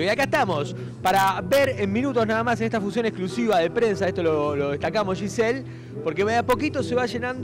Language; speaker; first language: Spanish; native; Spanish